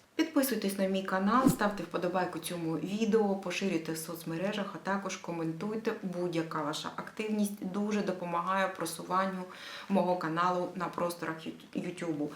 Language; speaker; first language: Ukrainian; native; Ukrainian